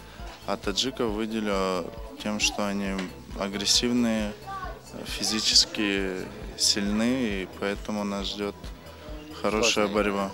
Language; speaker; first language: Russian; native; Russian